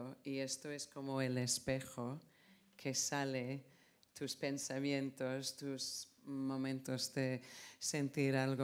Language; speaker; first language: Spanish; non-native, fluent; English